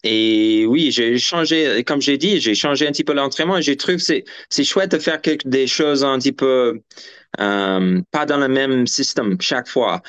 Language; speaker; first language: French; non-native, fluent; English